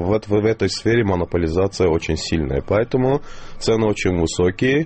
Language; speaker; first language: Russian; non-native, local second language; Azerbaijani